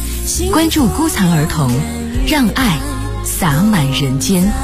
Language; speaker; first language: Chinese; native; Chinese